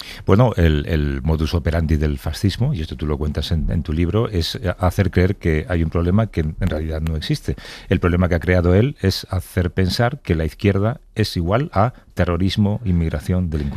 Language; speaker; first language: Spanish; native; Spanish